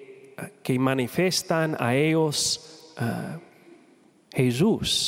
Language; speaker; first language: Spanish; non-native, fluent; English